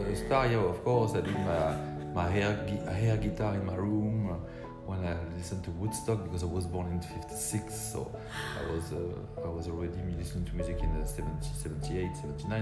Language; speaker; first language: English; non-native, learner; French